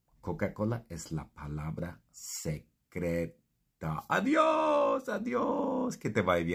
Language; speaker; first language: Spanish; non-native, fluent; English